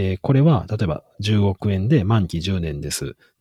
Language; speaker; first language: Japanese; native; Japanese